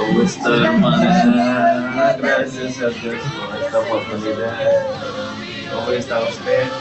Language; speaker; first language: Spanish; non-native, learner; Filipino